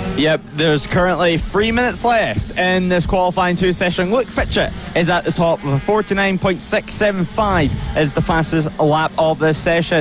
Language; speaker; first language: English; native; English